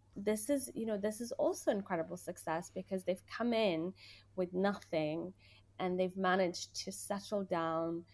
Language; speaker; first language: English; early bilingual, other home language; Persian